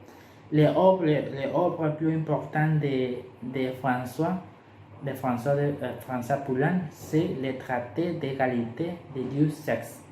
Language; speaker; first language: French; non-native, learner; Spanish